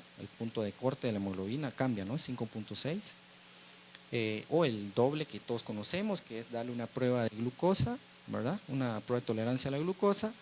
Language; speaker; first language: Spanish; native; Spanish